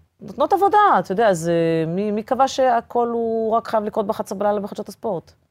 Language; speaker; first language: Hebrew; early bilingual, other home language; Portuguese